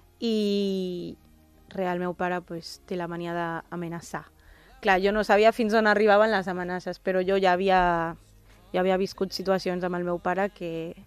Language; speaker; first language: Catalan; early bilingual, other home language; Urdu